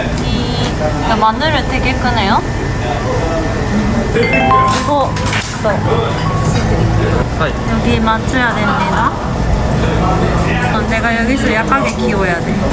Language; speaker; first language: Korean; non-native, fluent; Japanese